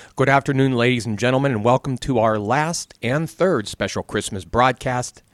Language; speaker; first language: English; native; English